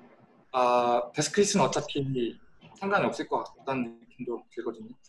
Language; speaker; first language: Korean; native; Korean